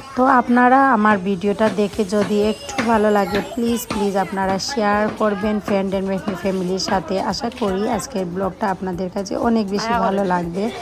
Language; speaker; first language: Bangla; non-native, local second language; Sylheti